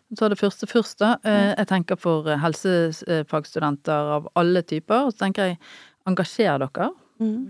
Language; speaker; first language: Norwegian; native; Norwegian